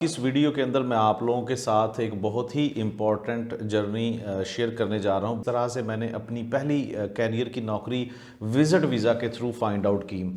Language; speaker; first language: Urdu; non-native, local second language; Punjabi